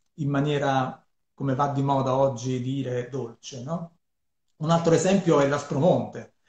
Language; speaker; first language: Italian; native; Italian